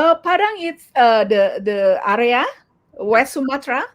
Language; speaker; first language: English; non-native, learner; Indonesian